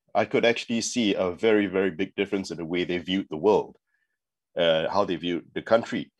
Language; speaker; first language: English; native; English